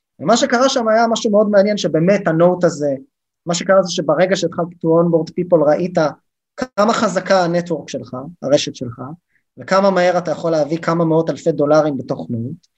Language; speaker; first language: Hebrew; native; Hebrew